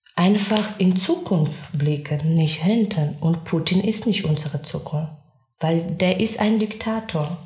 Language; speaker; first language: German; non-native, fluent; Ukrainian